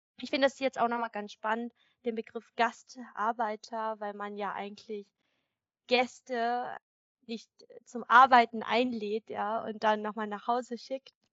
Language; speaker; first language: German; early bilingual, other home language; Vietnamese